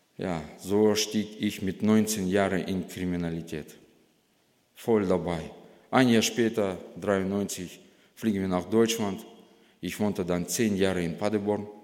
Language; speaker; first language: German; non-native, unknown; Russian